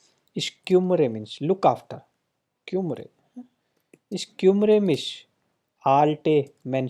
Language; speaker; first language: German; non-native, fluent; Hindi